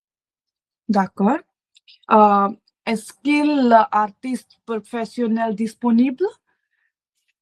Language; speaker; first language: French; non-native, learner; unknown